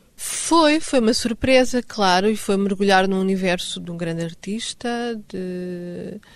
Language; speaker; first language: Portuguese; non-native, fluent; Swedish